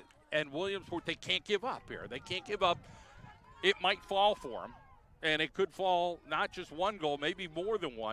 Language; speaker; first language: English; native; English